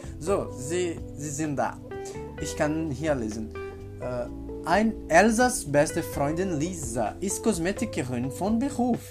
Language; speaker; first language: German; non-native, learner; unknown